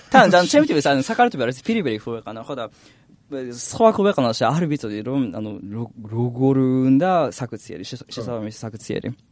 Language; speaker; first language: Georgian; non-native, learner; Japanese